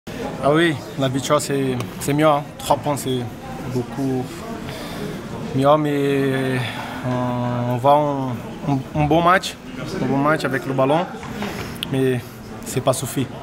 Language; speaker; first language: French; non-native, learner; Portuguese